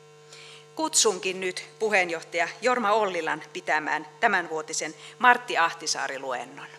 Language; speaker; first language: Finnish; native; Finnish